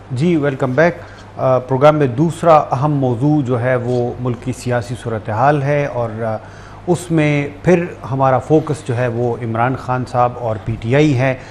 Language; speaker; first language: Urdu; non-native, local second language; Pashto